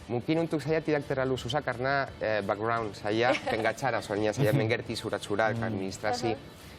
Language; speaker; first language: Indonesian; non-native, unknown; Spanish